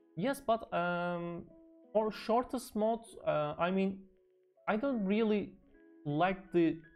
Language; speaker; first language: English; non-native, fluent; Turkish